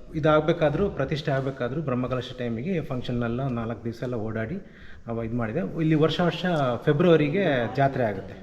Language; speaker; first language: Kannada; native; Kannada